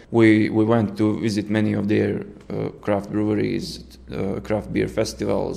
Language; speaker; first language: English; non-native, fluent; Serbian